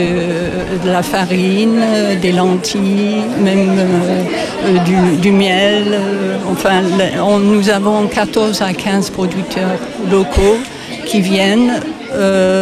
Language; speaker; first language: French; non-native, fluent; English